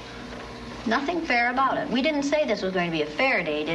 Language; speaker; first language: English; native; English